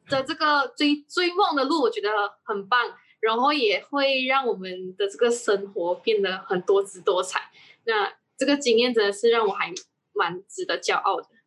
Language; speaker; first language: Chinese; native; Chinese